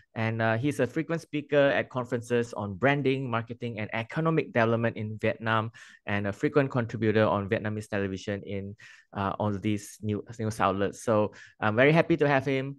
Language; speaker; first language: English; non-native, local second language; Chinese